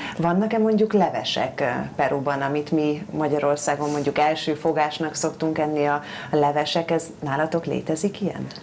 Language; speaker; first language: Hungarian; native; Hungarian